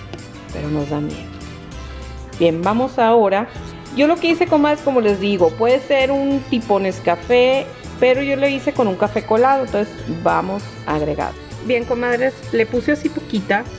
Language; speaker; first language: Spanish; native; Spanish